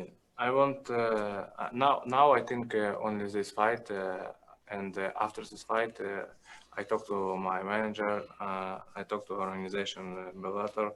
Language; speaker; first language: English; non-native, learner; Russian